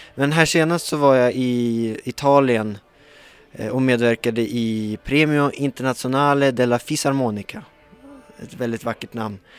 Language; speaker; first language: Swedish; native; Swedish